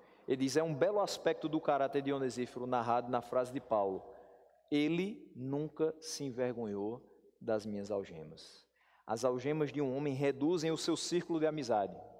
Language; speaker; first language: Portuguese; native; Portuguese